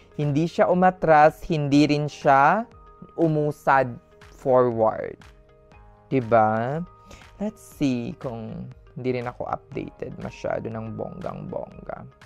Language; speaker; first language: Filipino; non-native, local second language; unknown